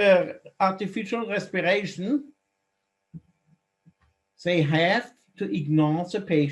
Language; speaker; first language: English; non-native, fluent; German